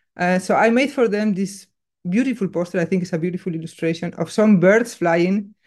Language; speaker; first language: English; non-native, fluent; Spanish